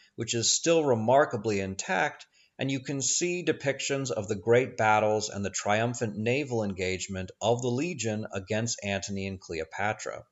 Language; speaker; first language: English; native; English